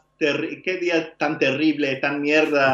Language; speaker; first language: Spanish; non-native, learner; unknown